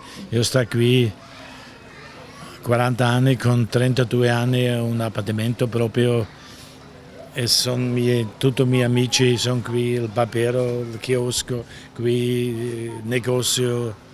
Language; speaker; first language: Italian; non-native, learner; German